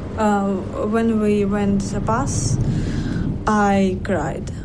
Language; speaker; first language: English; non-native, learner; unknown